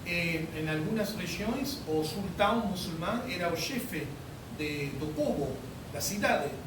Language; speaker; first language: Spanish; non-native, learner; Portuguese